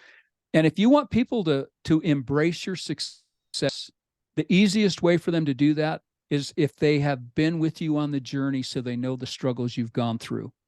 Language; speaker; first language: English; native; English